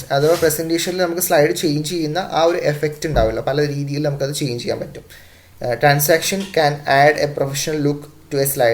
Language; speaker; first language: Malayalam; native; Malayalam